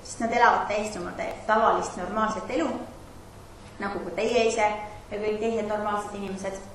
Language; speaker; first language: Estonian; non-native, fluent; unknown